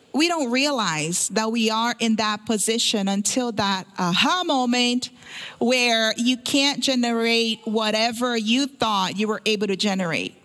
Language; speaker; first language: English; early bilingual, other home language; Portuguese